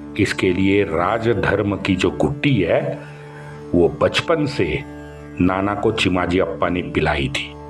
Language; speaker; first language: Hindi; non-native, local second language; Marathi